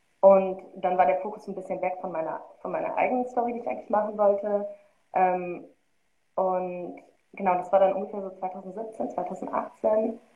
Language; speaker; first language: German; early bilingual, other home language; Arabic